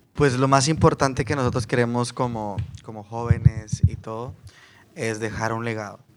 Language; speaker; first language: Spanish; native; Spanish